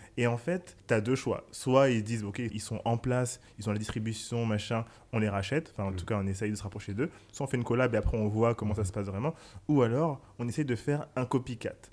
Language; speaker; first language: French; native; French